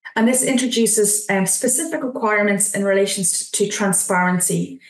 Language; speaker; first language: English; native; English